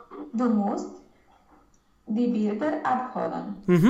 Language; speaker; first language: German; non-native, learner; Romanian